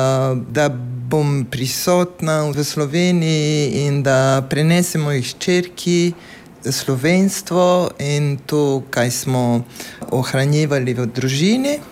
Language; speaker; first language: Slovenian; non-native, learner; Serbian